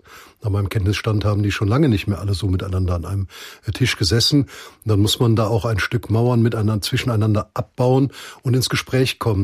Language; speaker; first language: German; native; German